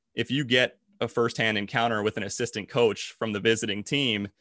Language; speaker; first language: English; native; English